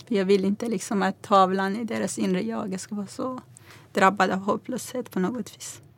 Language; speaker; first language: Swedish; non-native, fluent; Persian